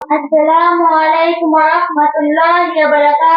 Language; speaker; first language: Arabic; non-native, learner; Bangla